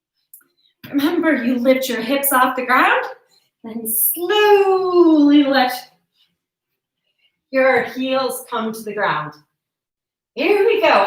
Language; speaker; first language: English; native; English